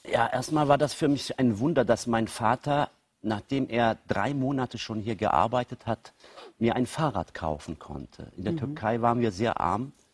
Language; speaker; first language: German; early bilingual, other home language; Turkish